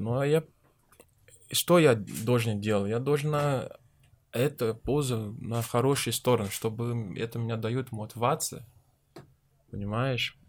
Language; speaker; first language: Russian; non-native, learner; Portuguese